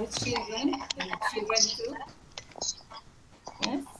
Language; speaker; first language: English; non-native, learner; Spanish